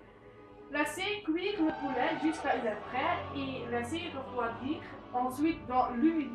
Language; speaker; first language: French; non-native, learner; Dutch